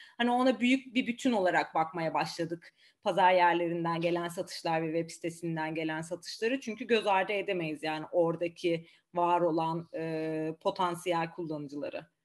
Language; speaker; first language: Turkish; native; Turkish